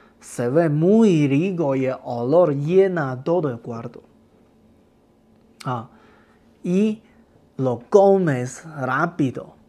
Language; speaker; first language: Spanish; non-native, learner; Chinese